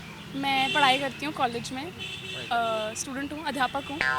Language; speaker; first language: Hindi; native; Hindi